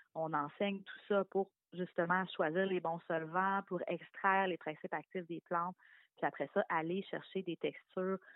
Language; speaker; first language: French; native; French